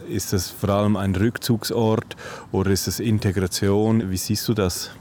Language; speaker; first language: German; native; German